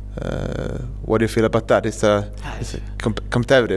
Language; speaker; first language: English; non-native, fluent; Swedish